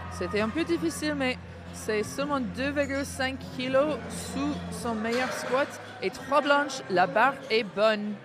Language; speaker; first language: French; non-native, learner; English